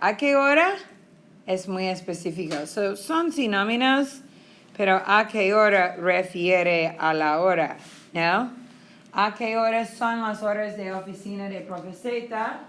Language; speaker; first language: Spanish; non-native, fluent; English